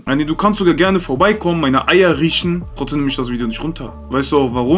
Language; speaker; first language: German; early bilingual, other home language; Turkish